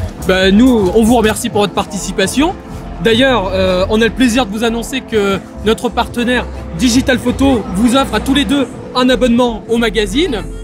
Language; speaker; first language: French; native; French